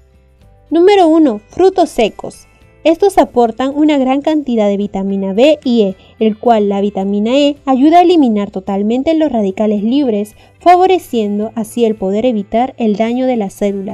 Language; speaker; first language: Spanish; native; Spanish